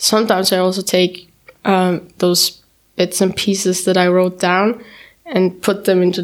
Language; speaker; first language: English; non-native, fluent; German